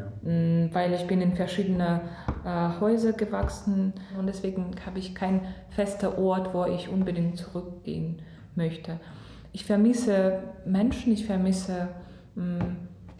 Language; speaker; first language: German; non-native, fluent; Russian